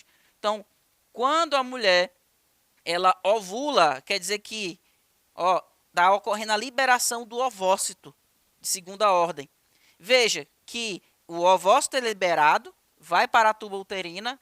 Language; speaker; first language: Portuguese; native; Portuguese